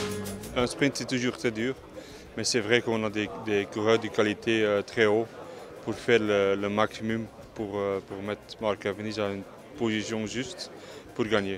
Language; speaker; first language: French; non-native, local second language; Dutch